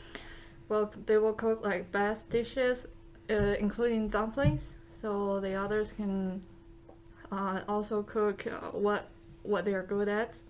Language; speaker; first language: English; non-native, fluent; Chinese